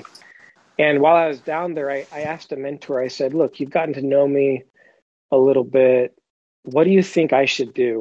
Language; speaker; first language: English; native; English